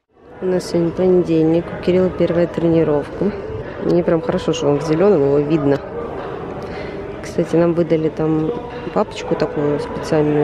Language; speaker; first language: Russian; native; Russian